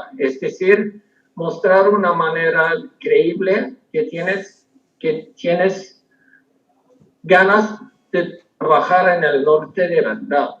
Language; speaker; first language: Spanish; non-native, fluent; Swedish